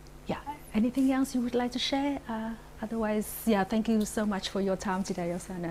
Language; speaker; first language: English; non-native, fluent; Vietnamese